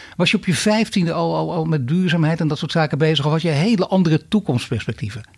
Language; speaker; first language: Dutch; native; Dutch